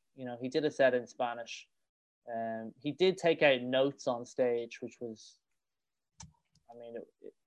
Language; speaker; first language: English; native; English